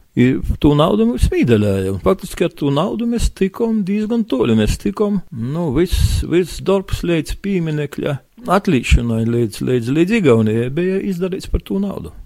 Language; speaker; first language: Latvian; native; Latvian